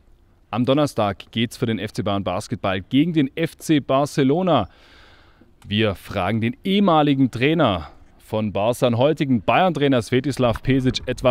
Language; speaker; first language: German; native; German